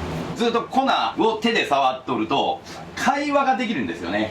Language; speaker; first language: Japanese; native; Japanese